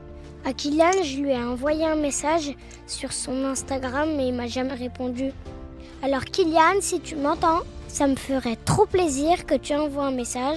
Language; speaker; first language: French; native; French